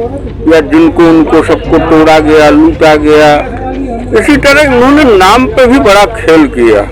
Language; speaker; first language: Hindi; native; Hindi